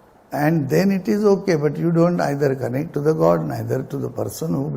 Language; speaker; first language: English; non-native, local second language; Marathi